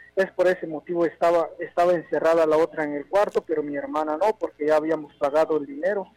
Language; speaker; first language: Spanish; non-native, local second language; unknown